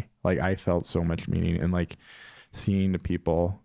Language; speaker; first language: English; native; English